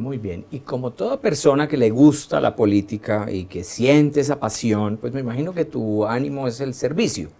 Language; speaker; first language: Spanish; native; Spanish